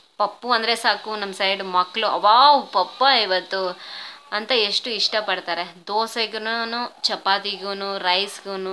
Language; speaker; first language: Kannada; non-native, local second language; Telugu